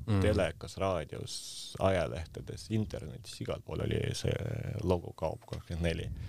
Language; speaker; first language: Estonian; non-native, local second language; Russian